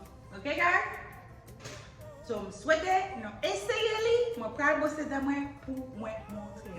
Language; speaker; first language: French; non-native, learner; Haitian Creole